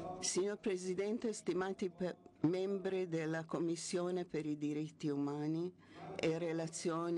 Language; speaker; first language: Italian; non-native, fluent; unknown